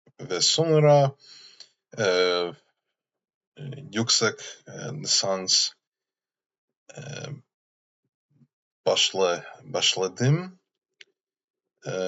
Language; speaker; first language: Turkish; non-native, learner; English